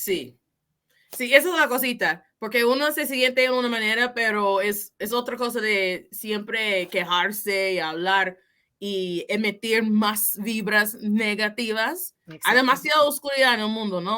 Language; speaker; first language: Spanish; non-native, fluent; English